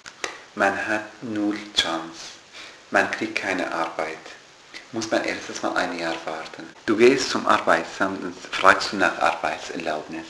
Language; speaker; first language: German; non-native, learner; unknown